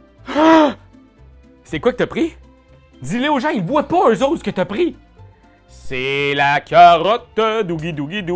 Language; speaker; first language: French; native; French